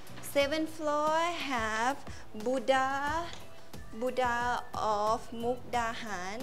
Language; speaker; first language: English; non-native, learner; Thai